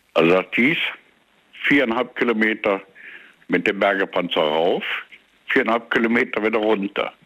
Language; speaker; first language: German; native; German